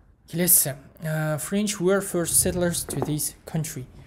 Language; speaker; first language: English; non-native, fluent; Kazakh